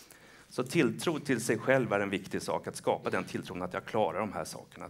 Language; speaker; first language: Swedish; native; Swedish